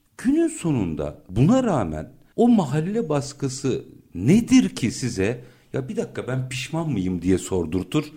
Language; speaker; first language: Turkish; native; Turkish